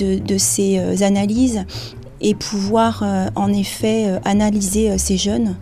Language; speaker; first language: French; native; French